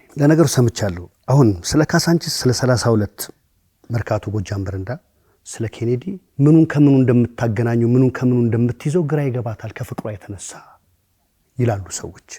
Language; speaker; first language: Amharic; native; Amharic